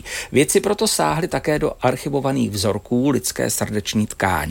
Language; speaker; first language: Czech; native; Czech